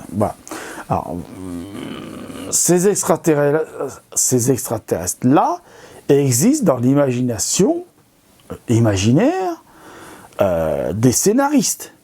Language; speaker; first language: French; native; French